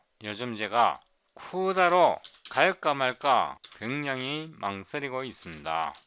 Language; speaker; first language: Korean; native; Korean